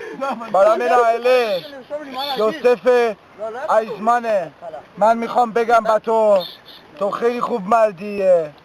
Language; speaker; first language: Persian; early bilingual, heritage; Hebrew